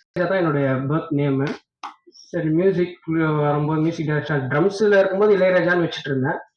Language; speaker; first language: Tamil; native; Tamil